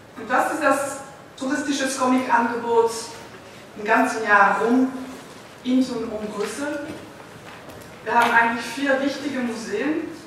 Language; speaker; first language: German; non-native, fluent; Dutch